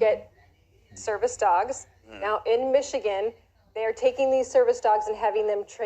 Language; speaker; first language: English; native; English